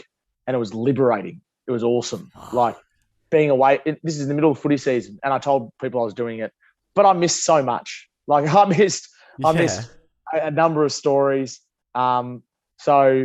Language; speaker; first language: English; native; English